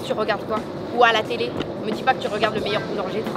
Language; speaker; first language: French; native; French